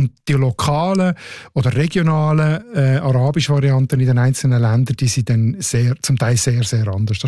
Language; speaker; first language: German; native; German